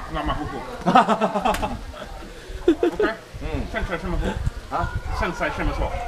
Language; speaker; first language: Chinese; non-native, learner; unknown